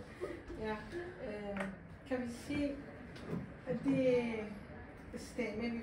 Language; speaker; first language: Danish; non-native, learner; Persian